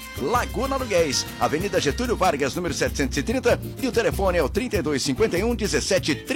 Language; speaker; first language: Portuguese; native; Portuguese